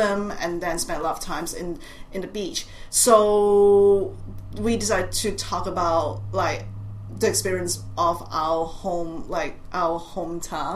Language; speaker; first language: English; non-native, local second language; Cantonese